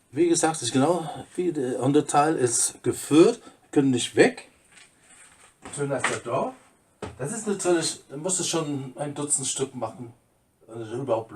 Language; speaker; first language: German; non-native, fluent; English